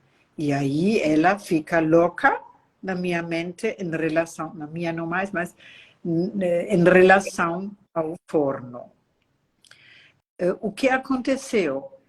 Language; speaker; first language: Portuguese; non-native, fluent; German